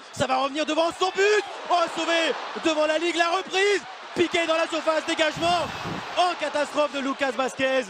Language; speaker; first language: French; native; French